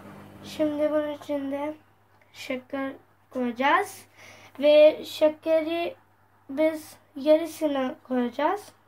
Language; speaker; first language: Turkish; non-native, learner; Urdu